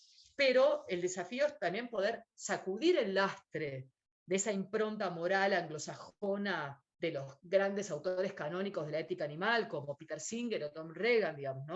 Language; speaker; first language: Spanish; native; Spanish